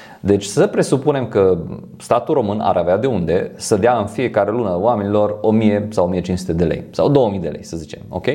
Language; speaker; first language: Romanian; non-native, fluent; French